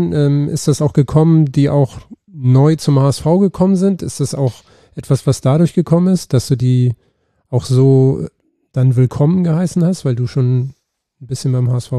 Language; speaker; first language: German; native; German